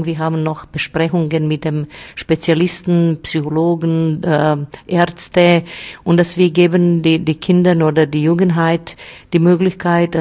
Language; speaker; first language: German; non-native, fluent; Bosnian